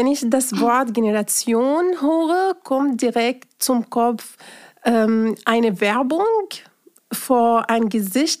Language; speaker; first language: German; non-native, fluent; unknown